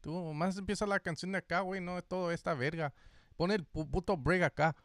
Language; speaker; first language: Spanish; early bilingual, heritage; Spanish